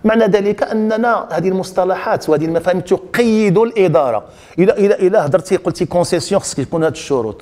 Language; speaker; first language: French; non-native, local second language; Arabic